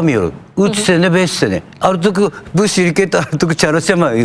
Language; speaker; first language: Turkish; non-native, learner; Japanese